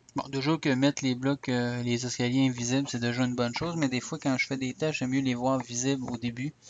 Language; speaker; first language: French; native; French